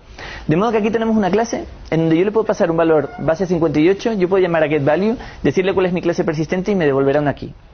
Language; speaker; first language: Spanish; native; Spanish